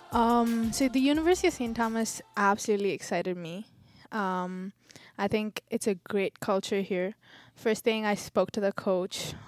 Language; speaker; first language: English; non-native, local second language; Telugu